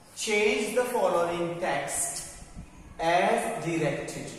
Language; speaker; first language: English; non-native, local second language; Gujarati